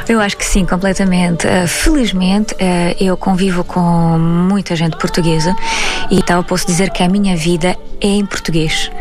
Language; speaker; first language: Portuguese; non-native, fluent; Belarusian